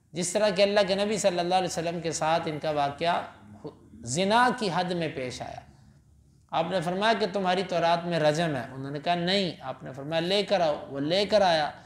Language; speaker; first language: Urdu; non-native, local second language; Punjabi